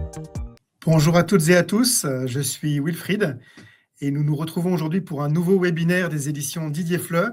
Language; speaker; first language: French; native; French